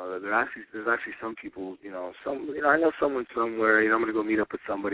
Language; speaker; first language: English; native; English